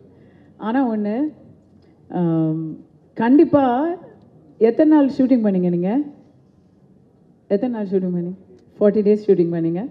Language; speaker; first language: Tamil; native; Tamil